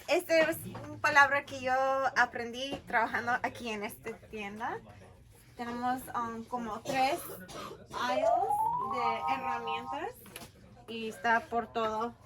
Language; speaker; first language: Spanish; early bilingual, heritage; Spanish